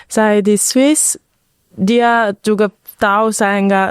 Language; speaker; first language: Indonesian; early bilingual, heritage; Indonesian